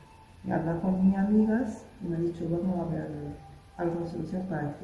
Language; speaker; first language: Spanish; non-native, local second language; Arabic